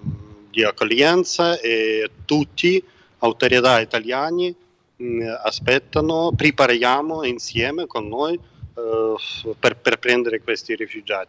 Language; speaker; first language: Italian; non-native, learner; Ukrainian